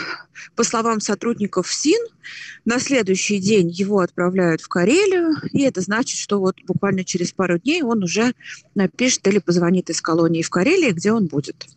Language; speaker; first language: Russian; native; Russian